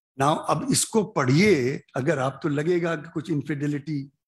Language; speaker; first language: Hindi; native; Hindi